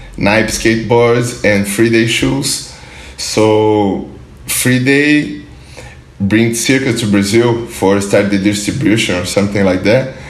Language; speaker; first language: English; non-native, learner; Portuguese